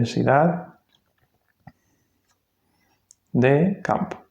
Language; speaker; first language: Spanish; native; Spanish